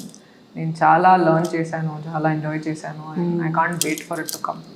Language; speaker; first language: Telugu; non-native, local second language; Hindi